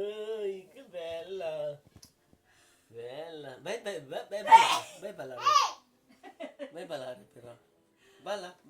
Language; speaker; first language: Italian; non-native, learner; Filipino